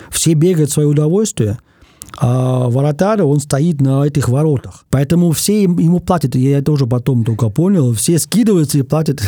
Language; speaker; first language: Russian; non-native, fluent; German